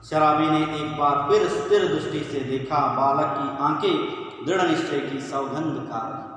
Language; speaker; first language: Hindi; non-native, local second language; Kannada